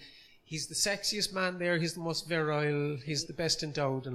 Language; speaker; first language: English; native; English